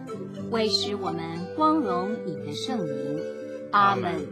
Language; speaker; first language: Chinese; native; Chinese